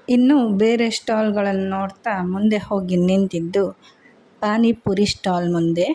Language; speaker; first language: Kannada; native; Kannada